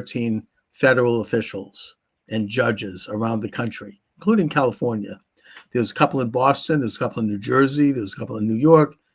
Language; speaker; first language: English; native; English